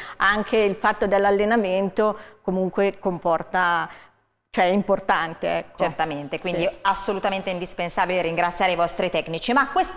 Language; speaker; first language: Italian; native; Italian